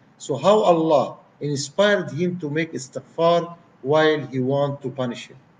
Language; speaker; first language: English; non-native, fluent; Arabic